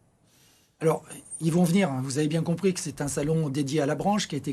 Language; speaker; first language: French; native; French